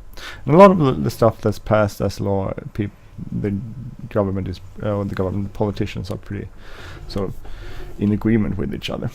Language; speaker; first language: English; non-native, fluent; Swedish